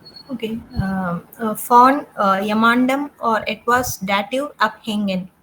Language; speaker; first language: German; non-native, learner; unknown